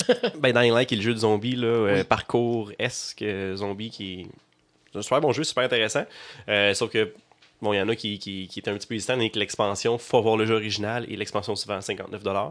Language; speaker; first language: French; native; French